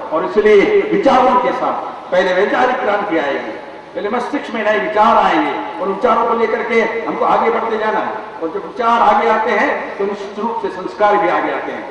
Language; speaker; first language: Hindi; native; Hindi